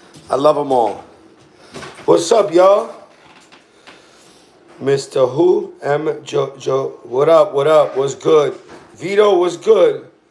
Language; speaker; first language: English; native; English